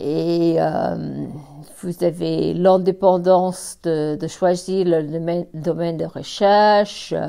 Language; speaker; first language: French; non-native, fluent; English